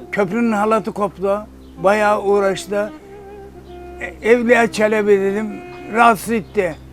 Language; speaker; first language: Turkish; native; Turkish